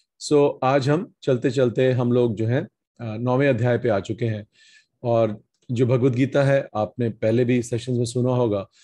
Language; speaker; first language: Hindi; native; Hindi